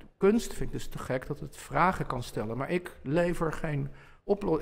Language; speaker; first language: Dutch; native; Dutch